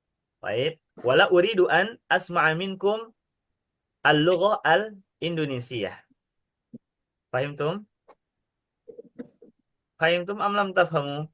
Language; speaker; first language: Arabic; non-native, fluent; Indonesian